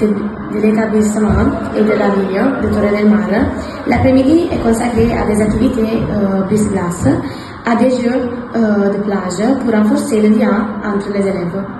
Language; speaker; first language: French; non-native, learner; Italian